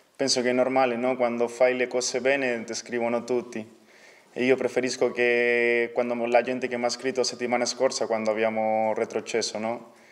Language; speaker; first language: Italian; non-native, fluent; Spanish